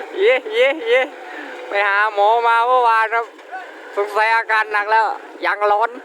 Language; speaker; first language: Thai; native; Thai